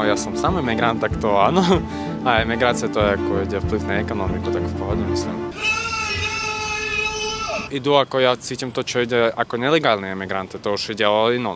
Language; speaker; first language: Slovak; non-native, learner; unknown